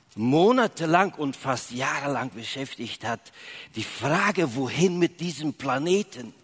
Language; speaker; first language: German; early bilingual, other home language; Russian